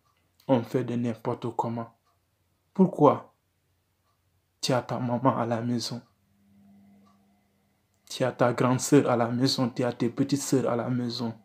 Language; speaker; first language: French; non-native, learner; Wolof